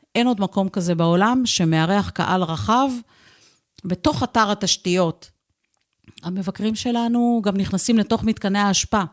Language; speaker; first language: Hebrew; native; Hebrew